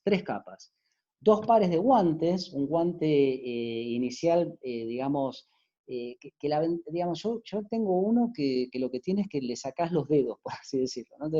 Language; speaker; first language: Spanish; native; Spanish